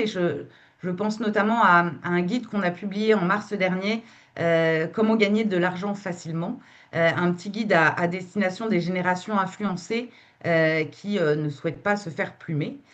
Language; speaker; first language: French; native; French